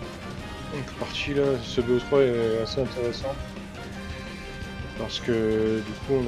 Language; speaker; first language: French; native; French